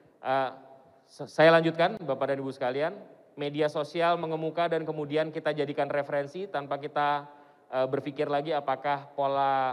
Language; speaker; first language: Indonesian; native; Indonesian